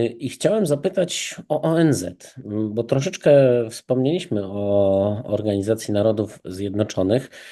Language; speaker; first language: Polish; native; Polish